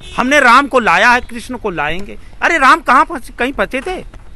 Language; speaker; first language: Hindi; native; Hindi